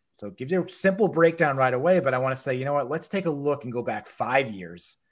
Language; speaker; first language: English; native; English